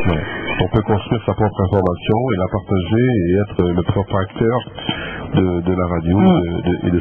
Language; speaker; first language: French; native; French